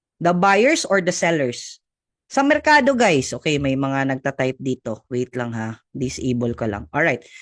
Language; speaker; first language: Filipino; non-native, local second language; Cebuano